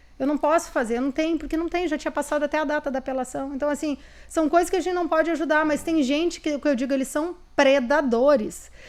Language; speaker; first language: Portuguese; native; Portuguese